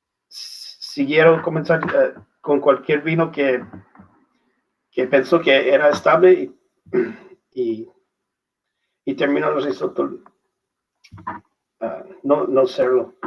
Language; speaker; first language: Spanish; non-native, learner; English